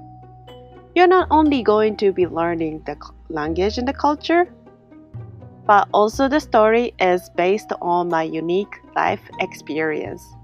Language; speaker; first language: English; non-native, fluent; Japanese